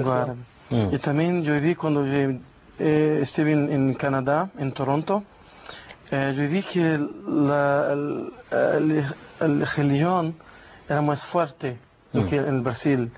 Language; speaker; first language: Spanish; non-native, learner; Portuguese